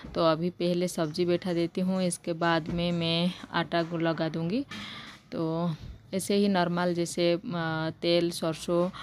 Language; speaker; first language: Hindi; non-native, local second language; Odia